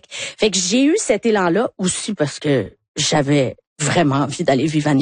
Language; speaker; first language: French; native; French